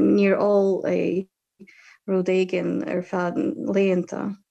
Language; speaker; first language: Irish; non-native, fluent; Ukrainian